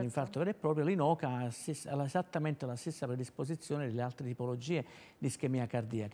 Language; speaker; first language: Italian; native; Italian